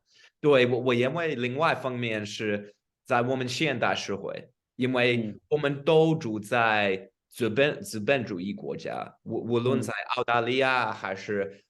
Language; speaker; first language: Chinese; non-native, fluent; English